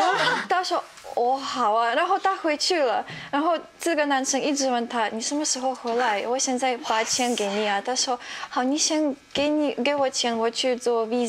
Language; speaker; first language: Chinese; non-native, fluent; Russian